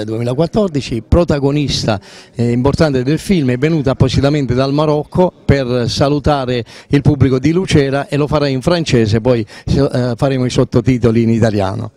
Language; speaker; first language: Italian; native; Italian